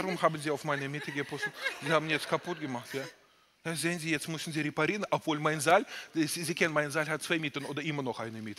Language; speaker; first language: German; non-native, fluent; Russian